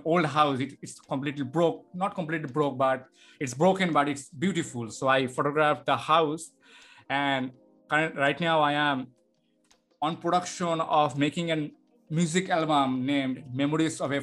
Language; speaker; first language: English; non-native, local second language; Bangla